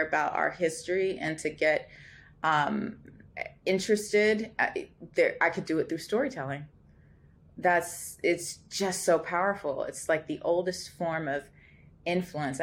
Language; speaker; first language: English; native; English